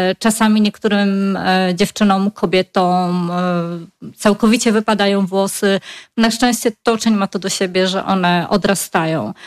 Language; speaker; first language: Polish; native; Polish